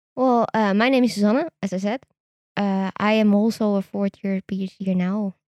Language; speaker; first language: English; non-native, fluent; Dutch